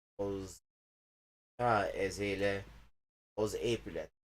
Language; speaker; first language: Hungarian; non-native, learner; English